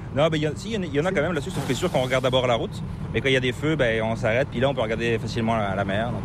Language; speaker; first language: French; native; French